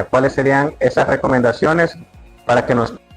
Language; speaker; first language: Spanish; native; Spanish